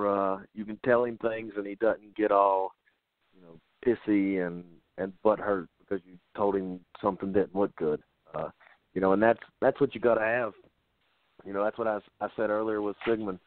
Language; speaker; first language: English; native; English